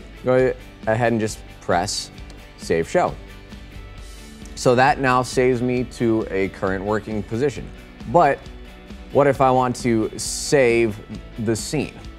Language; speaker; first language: English; native; English